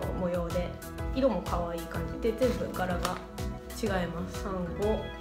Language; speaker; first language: Japanese; native; Japanese